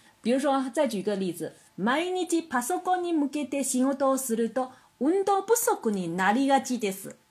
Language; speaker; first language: Japanese; non-native, fluent; Chinese